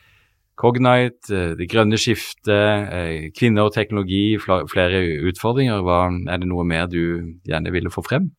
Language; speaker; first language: Norwegian; native; Norwegian